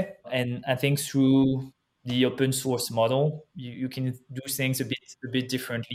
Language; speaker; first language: English; non-native, fluent; French